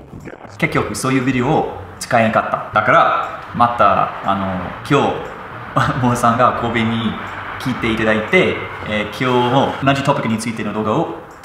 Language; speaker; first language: Japanese; non-native, fluent; English